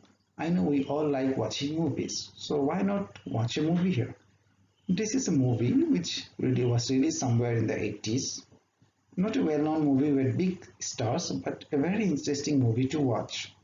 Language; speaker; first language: English; non-native, local second language; Assamese